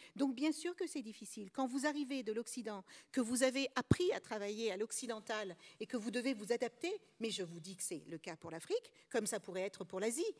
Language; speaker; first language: French; early bilingual, other home language; Kabuverdianu